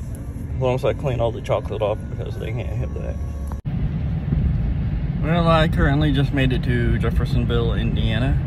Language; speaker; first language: English; native; English